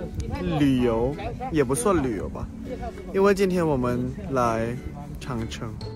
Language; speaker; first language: Chinese; non-native, fluent; Thai